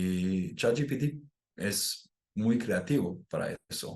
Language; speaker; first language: Spanish; non-native, fluent; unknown